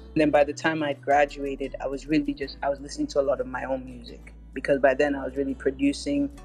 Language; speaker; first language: English; native; English